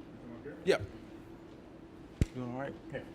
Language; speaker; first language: English; native; English